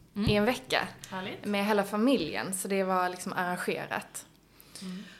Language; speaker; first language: Swedish; native; Swedish